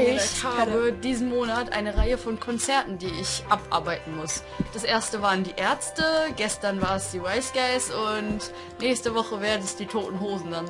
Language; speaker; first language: German; native; German